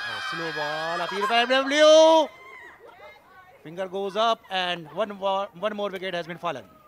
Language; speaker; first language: English; non-native, local second language; Urdu